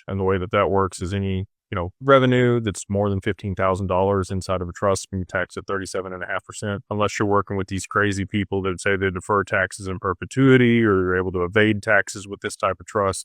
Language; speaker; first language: English; native; English